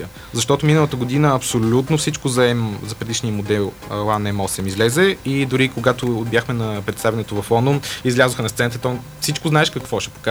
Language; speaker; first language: Bulgarian; native; Bulgarian